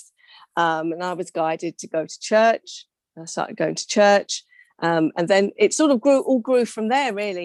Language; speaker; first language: English; native; English